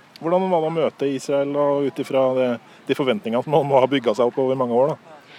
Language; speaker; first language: Norwegian; native; Norwegian